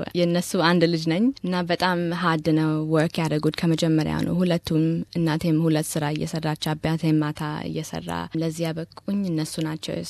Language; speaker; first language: Amharic; early bilingual, heritage; Amharic